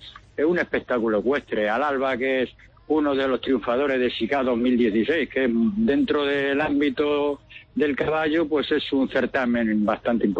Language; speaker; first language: Spanish; native; Spanish